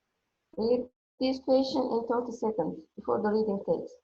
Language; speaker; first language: English; non-native, fluent; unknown